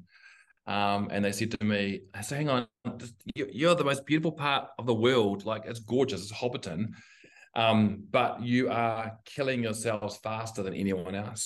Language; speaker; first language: English; native; English